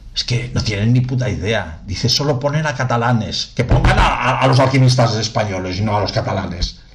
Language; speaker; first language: Spanish; non-native, local second language; Catalan